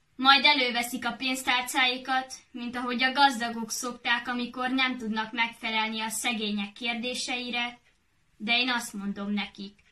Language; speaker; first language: Hungarian; native; Hungarian